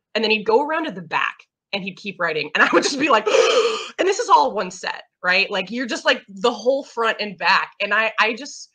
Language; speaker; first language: English; native; English